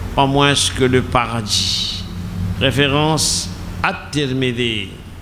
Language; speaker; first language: French; non-native, local second language; Morisyen